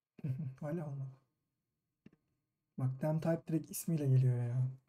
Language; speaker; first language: Turkish; native; Turkish